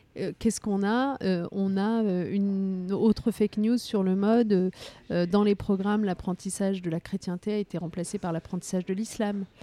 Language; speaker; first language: French; early bilingual, other home language; Riffian